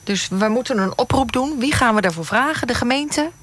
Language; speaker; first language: Dutch; native; Dutch